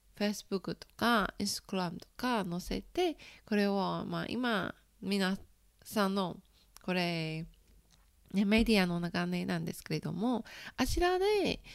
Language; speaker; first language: Japanese; non-native, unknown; Chinese